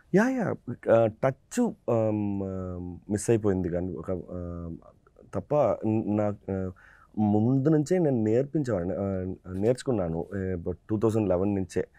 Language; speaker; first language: Telugu; non-native, local second language; Tamil